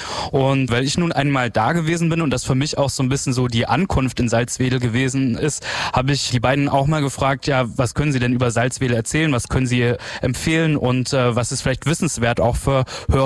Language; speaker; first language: German; native; German